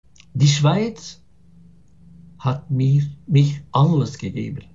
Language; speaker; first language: German; non-native, fluent; Arabic